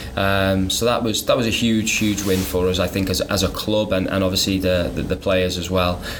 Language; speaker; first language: English; native; English